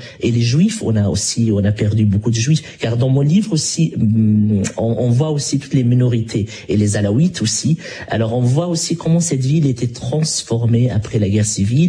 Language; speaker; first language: French; non-native, local second language; Arabic